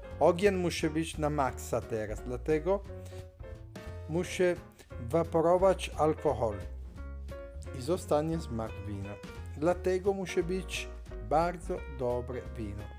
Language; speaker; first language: Polish; non-native, learner; Italian